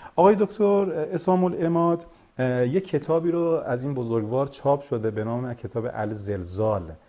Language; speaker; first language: Persian; native; Persian